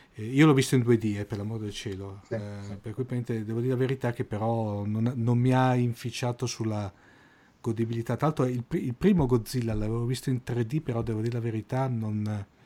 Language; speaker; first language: Italian; native; Italian